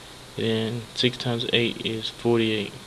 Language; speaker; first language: English; native; English